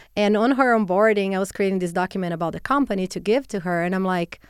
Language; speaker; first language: English; non-native, fluent; Portuguese